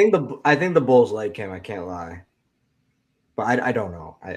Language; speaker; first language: English; native; English